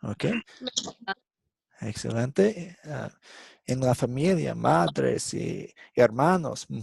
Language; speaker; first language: Spanish; non-native, fluent; English